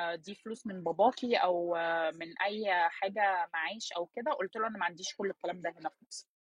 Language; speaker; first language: Arabic; early bilingual, heritage; Arabic